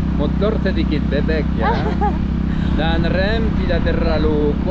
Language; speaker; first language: Indonesian; non-native, fluent; French